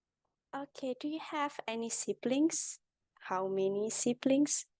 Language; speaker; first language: English; non-native, learner; Indonesian